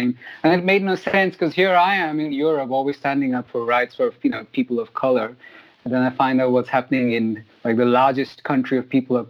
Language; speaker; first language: English; native; English